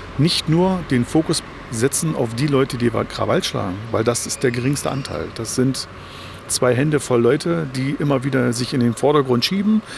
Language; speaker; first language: German; native; German